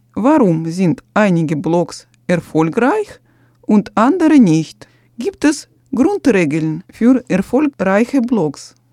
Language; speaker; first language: German; non-native, fluent; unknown